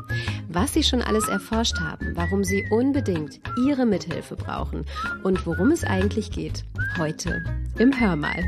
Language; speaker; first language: German; native; German